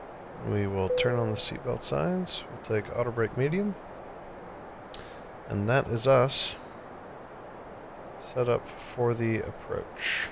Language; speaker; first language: English; native; English